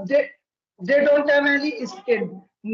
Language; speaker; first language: English; non-native, learner; Hindi